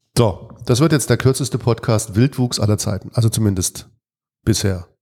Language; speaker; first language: German; native; German